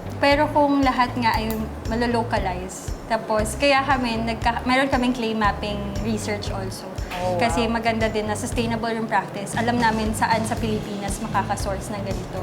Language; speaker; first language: Filipino; native; Filipino